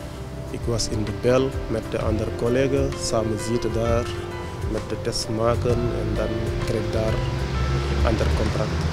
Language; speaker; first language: Dutch; non-native, learner; Wolof